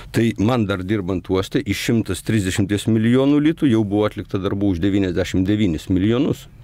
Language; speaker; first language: Lithuanian; native; Lithuanian